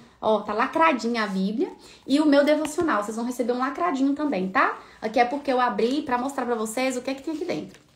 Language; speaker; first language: Portuguese; native; Portuguese